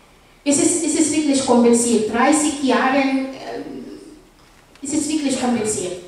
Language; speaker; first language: German; non-native, fluent; Arabic